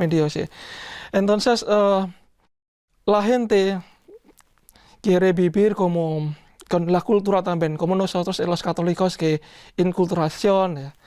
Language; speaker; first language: Spanish; non-native, learner; Indonesian